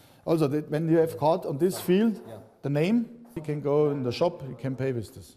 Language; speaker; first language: English; non-native, learner; German